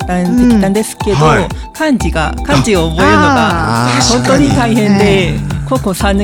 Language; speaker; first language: Japanese; non-native, fluent; Korean